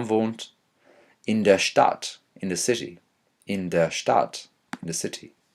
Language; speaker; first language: German; non-native, fluent; English